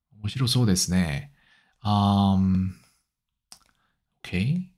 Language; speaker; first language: Japanese; non-native, learner; Korean